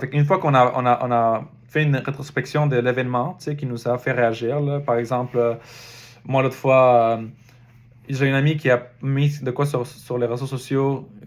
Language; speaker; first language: French; native; French